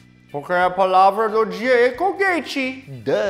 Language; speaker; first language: Portuguese; non-native, fluent; English